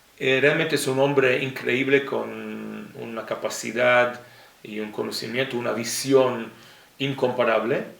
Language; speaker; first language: Spanish; non-native, fluent; Hebrew